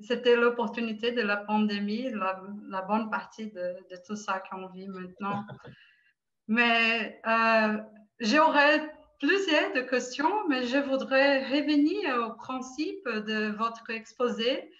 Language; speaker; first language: French; non-native, fluent; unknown